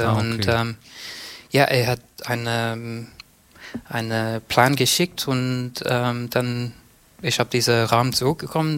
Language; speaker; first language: German; non-native, learner; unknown